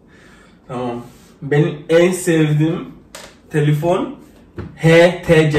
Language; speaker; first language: Turkish; non-native, fluent; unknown